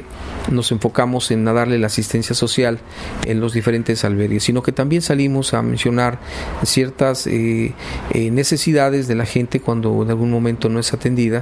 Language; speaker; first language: Spanish; native; Spanish